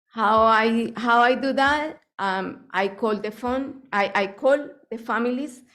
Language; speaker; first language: English; non-native, fluent; Spanish